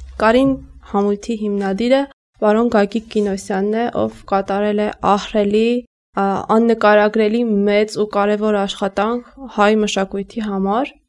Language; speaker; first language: Armenian; native; Armenian